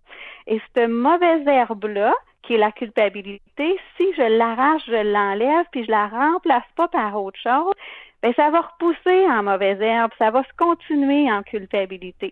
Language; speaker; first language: French; native; French